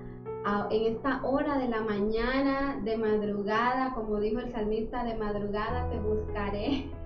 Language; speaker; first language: Spanish; native; Spanish